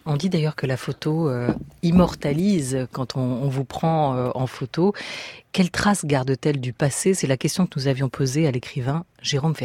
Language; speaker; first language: French; native; French